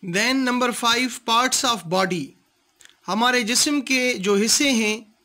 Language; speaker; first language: Urdu; non-native, local second language; Sindhi